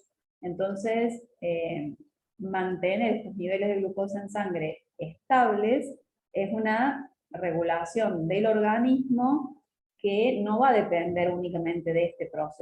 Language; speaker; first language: Spanish; native; Spanish